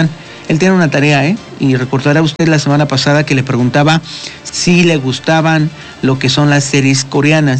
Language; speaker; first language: Spanish; native; Spanish